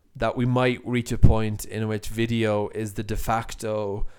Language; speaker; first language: English; native; English